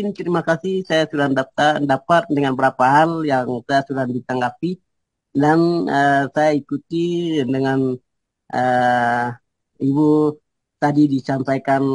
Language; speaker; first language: Indonesian; non-native, local second language; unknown